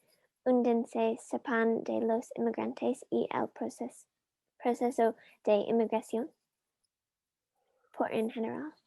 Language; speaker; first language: Spanish; non-native, learner; English